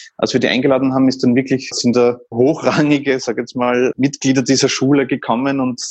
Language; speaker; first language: German; native; German